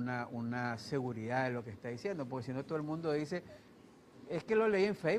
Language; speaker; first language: Spanish; native; Spanish